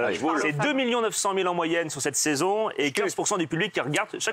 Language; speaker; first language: French; native; French